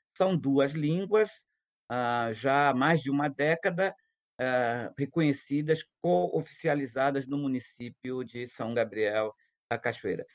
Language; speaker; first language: Portuguese; non-native, local second language; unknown